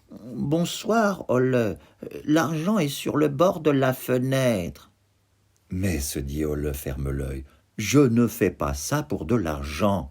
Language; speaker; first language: French; native; French